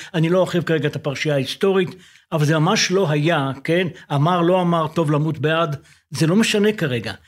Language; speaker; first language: Hebrew; native; Hebrew